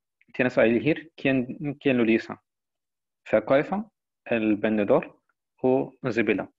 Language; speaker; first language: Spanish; non-native, learner; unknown